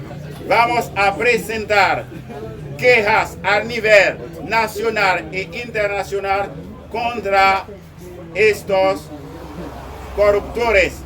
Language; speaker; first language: Spanish; non-native, local second language; Haitian Creole